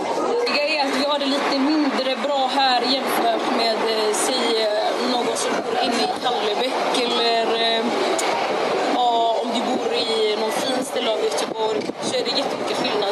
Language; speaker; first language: Swedish; early bilingual, other home language; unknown